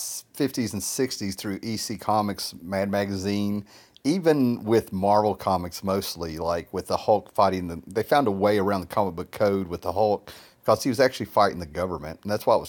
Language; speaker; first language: English; native; English